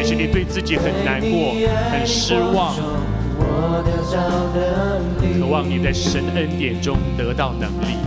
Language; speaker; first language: Chinese; native; Chinese